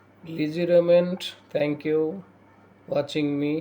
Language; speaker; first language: English; non-native, learner; Bangla